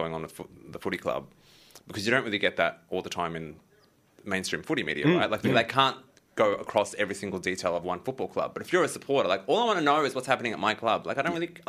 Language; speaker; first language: English; native; English